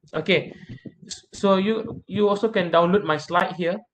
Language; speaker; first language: English; non-native, local second language; Malay